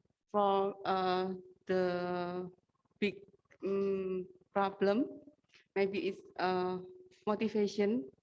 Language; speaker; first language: English; non-native, learner; Indonesian